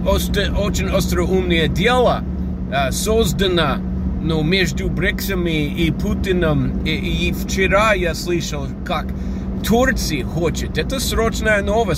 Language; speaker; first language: Russian; non-native, fluent; English